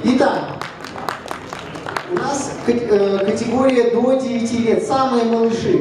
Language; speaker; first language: Russian; native; Russian